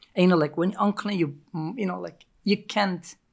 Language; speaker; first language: English; non-native, learner; Turkish